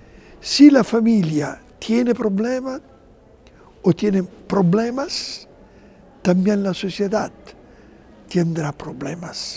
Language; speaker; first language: Spanish; non-native, fluent; Italian